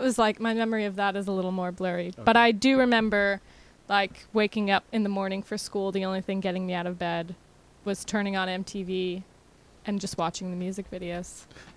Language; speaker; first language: English; native; English